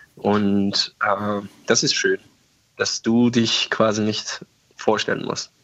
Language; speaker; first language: German; non-native, fluent; Persian